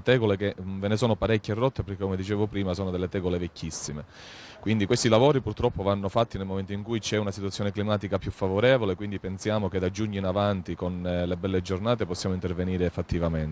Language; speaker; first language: Italian; native; Italian